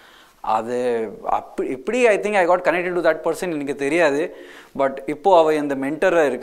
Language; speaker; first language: Tamil; non-native, local second language; Hindi